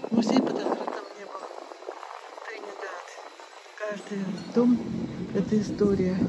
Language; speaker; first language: Russian; native; Russian